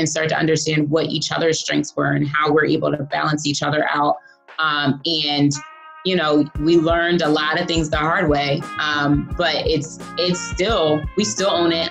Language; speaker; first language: English; native; English